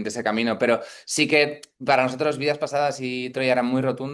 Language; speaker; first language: Spanish; native; Spanish